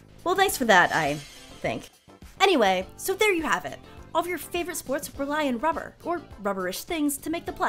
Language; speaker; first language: English; native; English